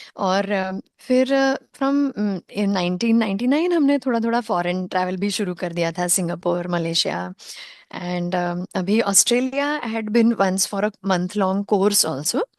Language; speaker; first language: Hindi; non-native, local second language; Konkani